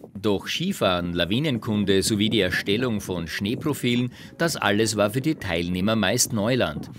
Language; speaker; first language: German; native; German